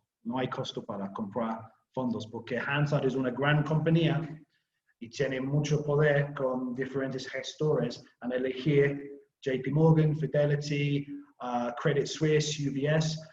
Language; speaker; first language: Spanish; non-native, learner; English